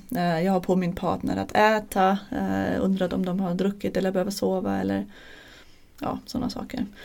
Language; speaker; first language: Swedish; non-native, fluent; German